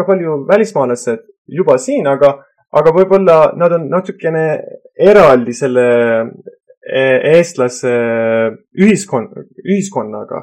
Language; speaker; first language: Estonian; non-native, fluent; Persian